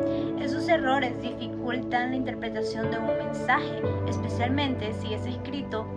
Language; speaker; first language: Spanish; native; Spanish